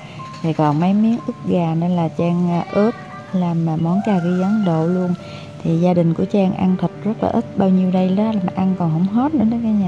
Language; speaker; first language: Vietnamese; native; Vietnamese